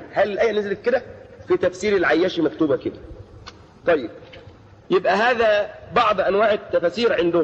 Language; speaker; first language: Arabic; native; Arabic